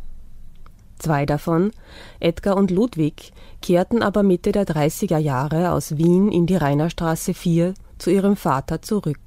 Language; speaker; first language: German; native; German